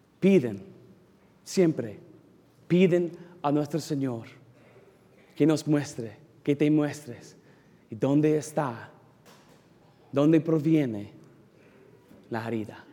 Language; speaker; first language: Spanish; non-native, learner; English